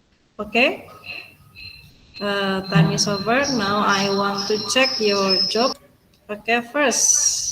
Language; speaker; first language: English; non-native, fluent; Indonesian